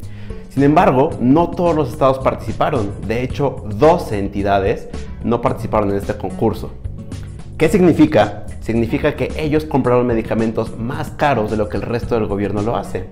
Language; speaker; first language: Spanish; native; Spanish